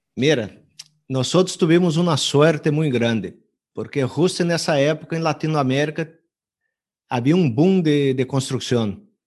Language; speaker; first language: Spanish; non-native, fluent; Portuguese